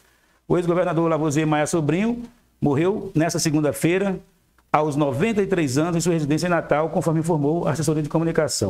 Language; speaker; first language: Portuguese; native; Portuguese